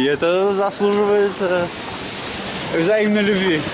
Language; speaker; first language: Russian; native; Russian